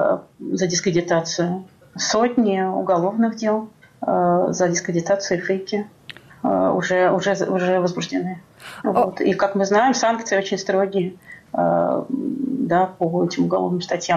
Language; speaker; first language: Russian; native; Russian